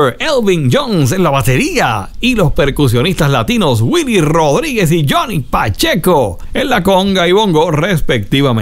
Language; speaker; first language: Spanish; native; Spanish